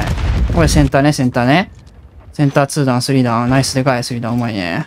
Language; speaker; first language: Japanese; native; Japanese